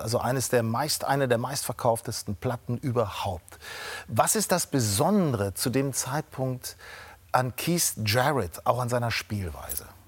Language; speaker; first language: German; native; German